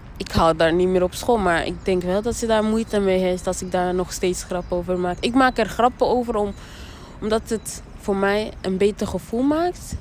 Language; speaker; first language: Dutch; early bilingual, other home language; Rundi